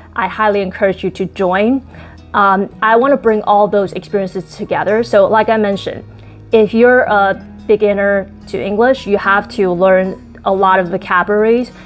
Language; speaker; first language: English; early bilingual, other home language; Chinese